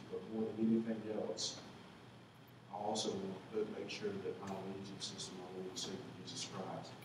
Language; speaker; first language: English; native; English